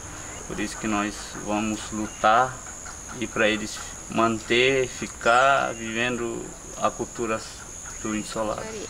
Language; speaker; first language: Portuguese; non-native, local second language; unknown